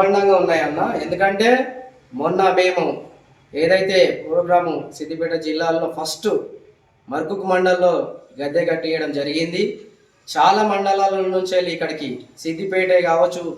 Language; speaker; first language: Telugu; native; Telugu